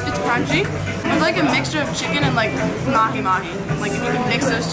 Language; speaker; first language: English; native; English